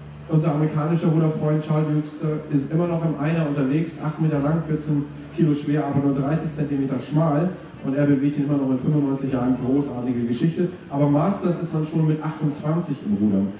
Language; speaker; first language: German; native; German